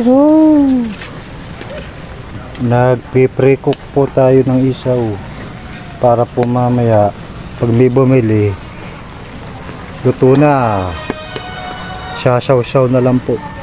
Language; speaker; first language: Filipino; native; Filipino